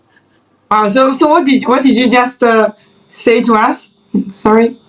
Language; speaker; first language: English; non-native, fluent; Chinese